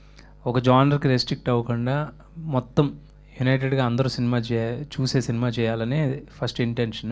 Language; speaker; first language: Telugu; native; Telugu